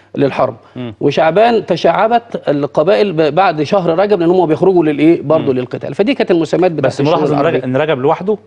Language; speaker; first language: Arabic; native; Arabic